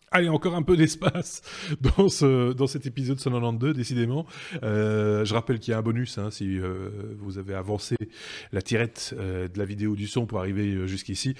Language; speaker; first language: French; native; French